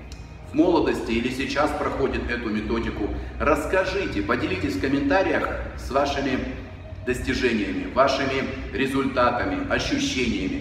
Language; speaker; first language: Russian; native; Russian